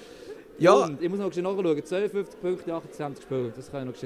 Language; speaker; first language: German; native; German